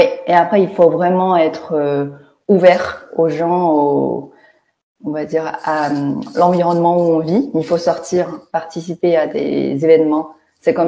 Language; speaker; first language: French; non-native, fluent; Chinese